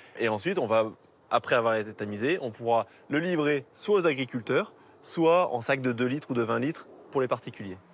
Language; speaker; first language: French; native; French